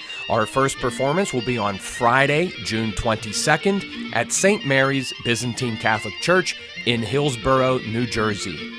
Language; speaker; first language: English; native; English